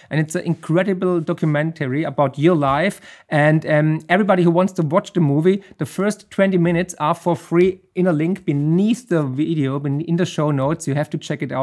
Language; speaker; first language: English; non-native, fluent; German